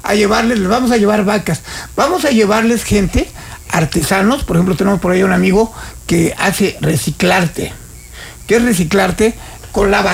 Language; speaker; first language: Spanish; native; Spanish